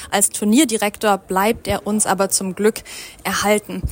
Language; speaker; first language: German; native; German